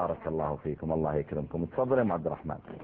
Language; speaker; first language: Arabic; native; Arabic